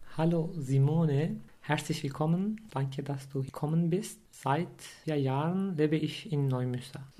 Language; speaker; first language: German; non-native, fluent; Turkish